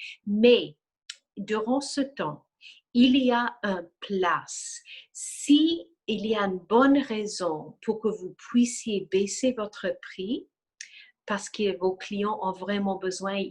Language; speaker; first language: French; non-native, fluent; English